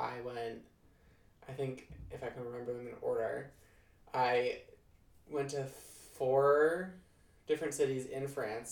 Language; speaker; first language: English; native; English